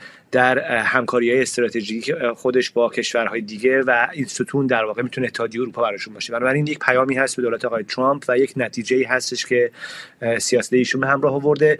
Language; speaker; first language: Persian; native; Persian